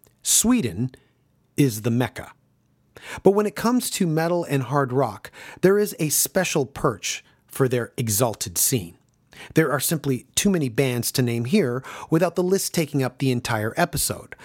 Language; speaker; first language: English; native; English